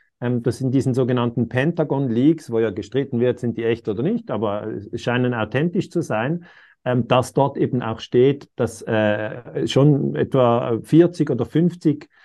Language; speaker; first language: German; non-native, local second language; Italian